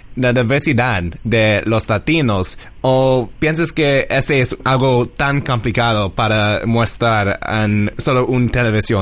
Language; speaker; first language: Spanish; early bilingual, heritage; English